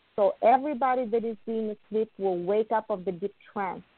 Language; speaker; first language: English; non-native, fluent; Bulgarian